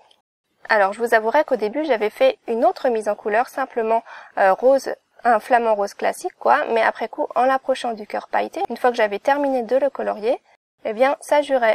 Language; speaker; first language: French; native; French